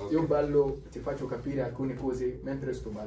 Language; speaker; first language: Italian; non-native, learner; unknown